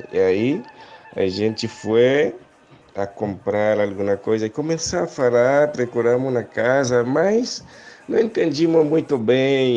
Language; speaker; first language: Portuguese; non-native, learner; Haitian Creole